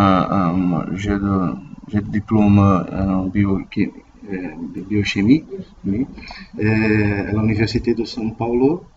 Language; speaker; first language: French; non-native, learner; Portuguese